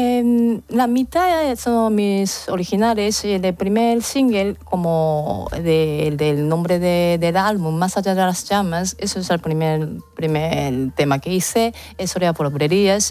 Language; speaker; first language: Spanish; non-native, fluent; Japanese